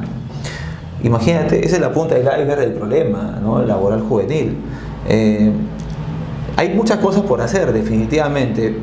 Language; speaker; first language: Spanish; native; Spanish